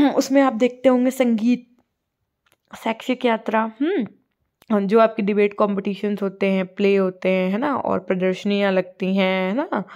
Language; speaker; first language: Hindi; native; Hindi